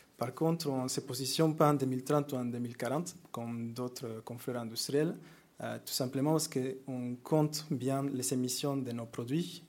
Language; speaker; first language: French; non-native, fluent; Spanish